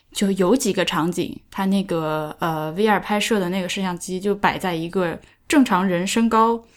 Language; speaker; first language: Chinese; native; Chinese